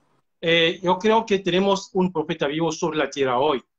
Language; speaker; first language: Spanish; non-native, fluent; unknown